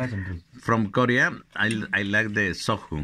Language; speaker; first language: English; non-native, learner; Spanish